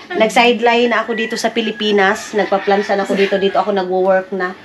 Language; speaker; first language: Filipino; non-native, local second language; Cebuano